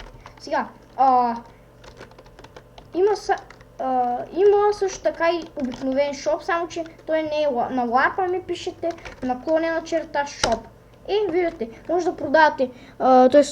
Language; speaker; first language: Bulgarian; native; Bulgarian